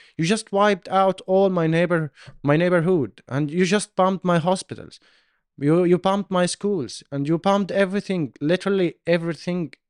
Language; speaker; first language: English; non-native, learner; Arabic